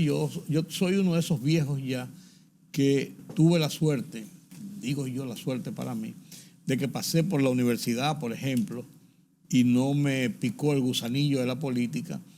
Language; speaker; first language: Spanish; native; Spanish